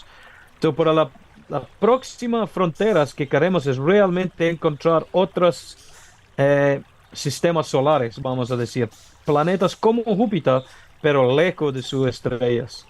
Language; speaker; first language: Spanish; non-native, learner; English